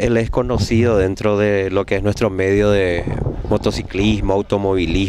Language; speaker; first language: Spanish; native; Spanish